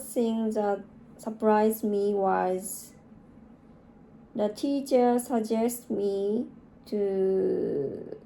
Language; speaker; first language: English; non-native, learner; Japanese